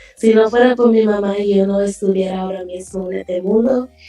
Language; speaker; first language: Spanish; early bilingual, heritage; Spanish